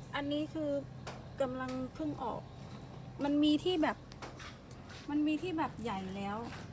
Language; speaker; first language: Thai; native; Thai